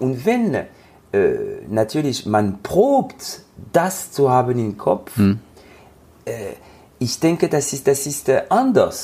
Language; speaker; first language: German; non-native, learner; French